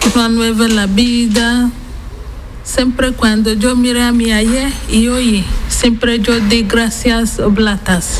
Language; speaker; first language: Spanish; non-native, learner; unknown